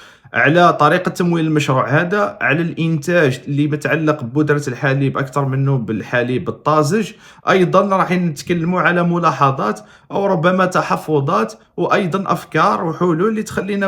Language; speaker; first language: Arabic; native; Arabic